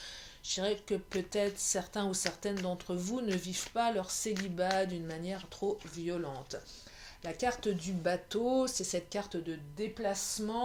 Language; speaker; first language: French; native; French